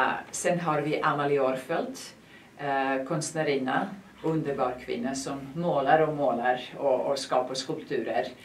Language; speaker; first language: Swedish; non-native, fluent; Serbian